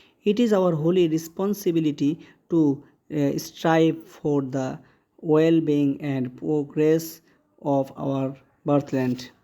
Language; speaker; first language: English; non-native, local second language; Bangla